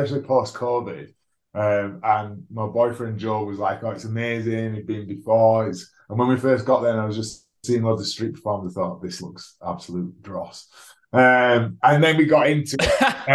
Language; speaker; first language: English; native; English